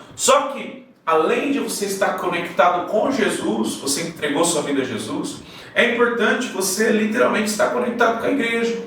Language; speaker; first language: Portuguese; native; Portuguese